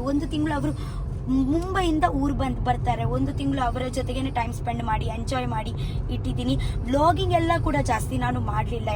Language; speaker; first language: Kannada; non-native, local second language; Tulu